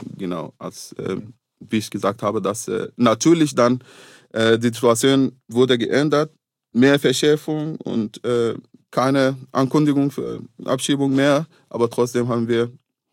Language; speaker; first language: German; non-native, fluent; Arabic